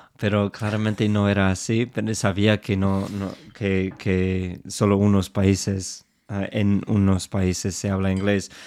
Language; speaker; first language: Spanish; non-native, fluent; English